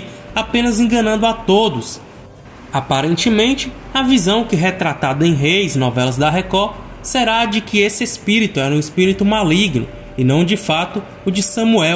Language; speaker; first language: Portuguese; native; Portuguese